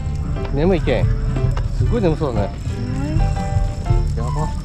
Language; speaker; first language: Japanese; native; Japanese